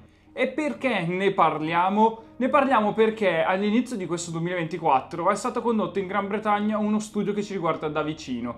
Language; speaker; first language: Italian; native; Italian